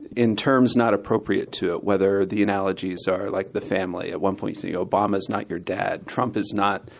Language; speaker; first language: English; native; English